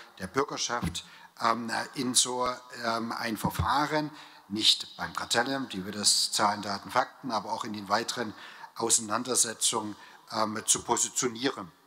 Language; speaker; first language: German; native; German